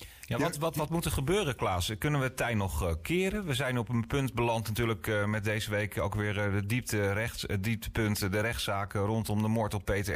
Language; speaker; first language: Dutch; native; Dutch